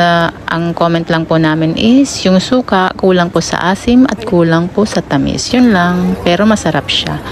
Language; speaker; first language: Filipino; native; Filipino